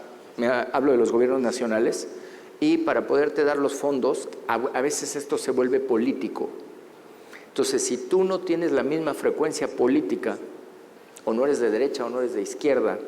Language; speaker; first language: Spanish; native; Spanish